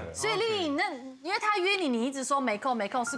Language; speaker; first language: Chinese; native; Chinese